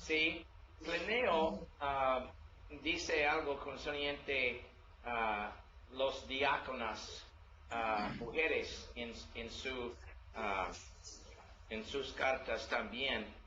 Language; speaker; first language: Spanish; non-native, learner; English